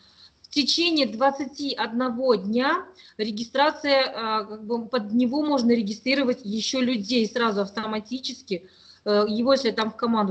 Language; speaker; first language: Russian; native; Russian